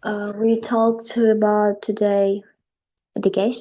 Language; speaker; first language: English; non-native, learner; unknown